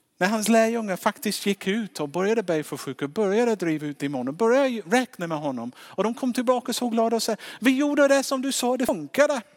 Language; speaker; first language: Swedish; non-native, fluent; English